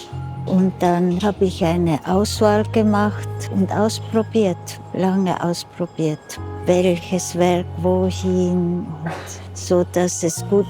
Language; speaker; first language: German; early bilingual, heritage; German